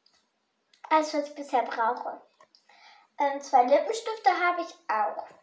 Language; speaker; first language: German; early bilingual, other home language; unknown